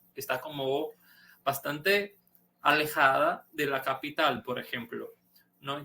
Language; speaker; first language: Spanish; non-native, fluent; Portuguese